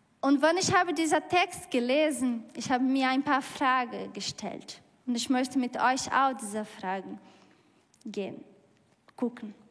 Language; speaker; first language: German; non-native, learner; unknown